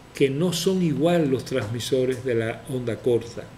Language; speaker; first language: Spanish; native; Spanish